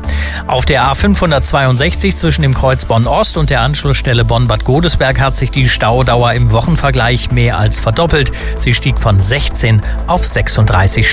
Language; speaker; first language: German; native; German